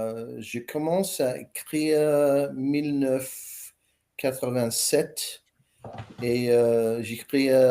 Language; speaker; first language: French; non-native, learner; English